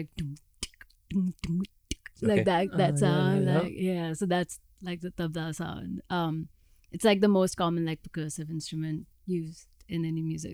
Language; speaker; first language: English; non-native, local second language; Hindi